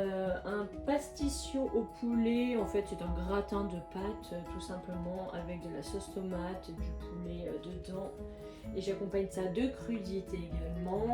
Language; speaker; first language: French; native; French